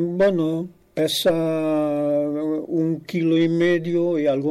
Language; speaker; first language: Spanish; non-native, fluent; German